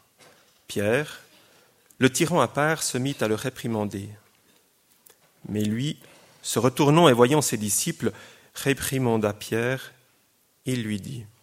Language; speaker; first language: French; native; French